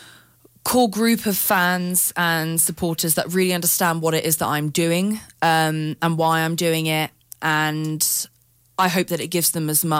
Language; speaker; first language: English; native; English